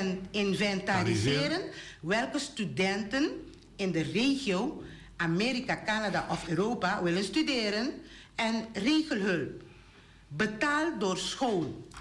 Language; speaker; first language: Dutch; non-native, local second language; Papiamento